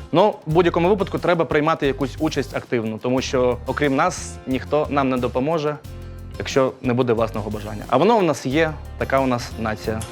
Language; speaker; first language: Ukrainian; non-native, local second language; Russian